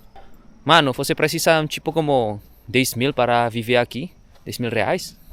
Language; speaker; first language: Portuguese; non-native, learner; Indonesian